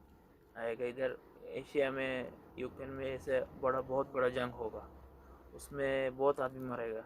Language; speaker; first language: Hindi; non-native, local second language; Bangla